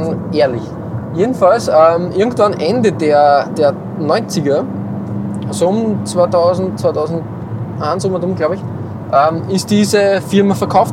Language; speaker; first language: German; native; German